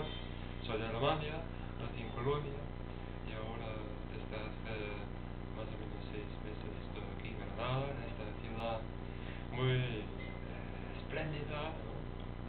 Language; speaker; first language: Spanish; non-native, fluent; German